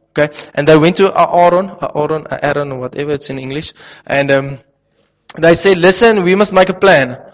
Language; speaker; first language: English; non-native, local second language; Afrikaans